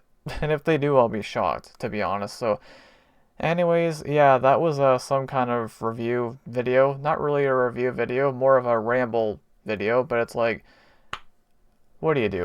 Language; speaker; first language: English; native; English